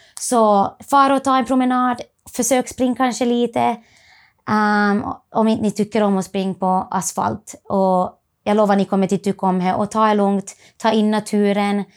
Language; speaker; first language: Swedish; native; Swedish